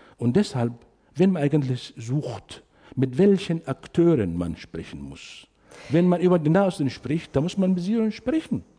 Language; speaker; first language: German; non-native, fluent; Arabic